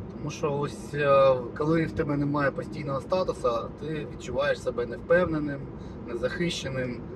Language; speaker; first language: Ukrainian; native; Ukrainian